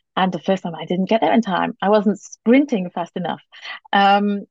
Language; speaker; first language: English; native; English